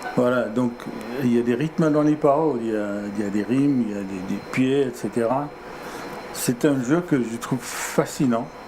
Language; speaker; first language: French; non-native, fluent; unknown